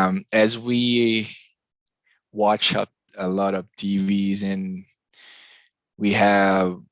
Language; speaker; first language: English; non-native, learner; Portuguese